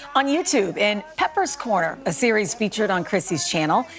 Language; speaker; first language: English; native; English